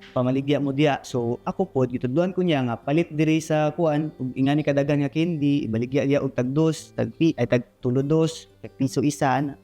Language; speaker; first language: Cebuano; native; Cebuano